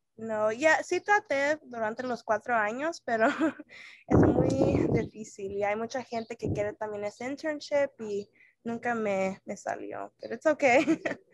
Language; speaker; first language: Spanish; early bilingual, heritage; Spanish